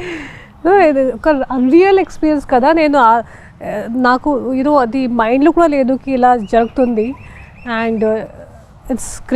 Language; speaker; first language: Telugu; non-native, fluent; Hindi